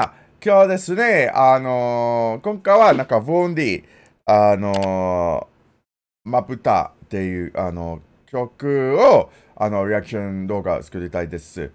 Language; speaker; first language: Japanese; non-native, learner; English